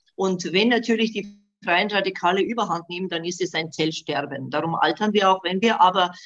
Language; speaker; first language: German; non-native, fluent; Bosnian